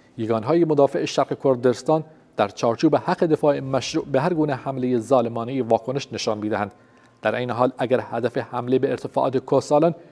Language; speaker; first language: Persian; non-native, local second language; Central Kurdish